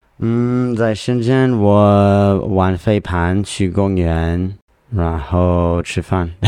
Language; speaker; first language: Chinese; non-native, learner; English